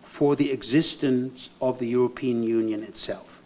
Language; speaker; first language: English; non-native, fluent; German